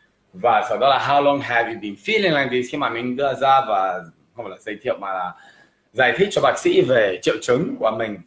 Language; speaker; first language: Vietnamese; non-native, fluent; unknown